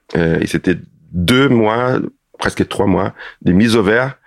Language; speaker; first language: French; non-native, fluent; Portuguese